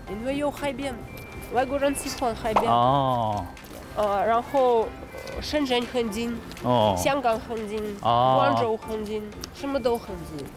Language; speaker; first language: Chinese; non-native, learner; Russian